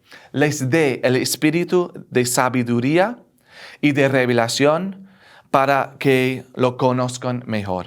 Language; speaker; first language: Spanish; non-native, fluent; English